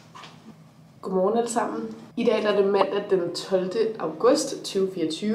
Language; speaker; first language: Danish; native; Danish